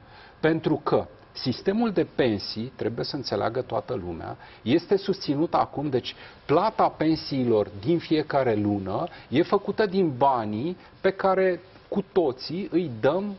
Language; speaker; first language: Romanian; native; Romanian